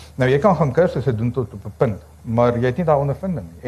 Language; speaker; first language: Afrikaans; native; Afrikaans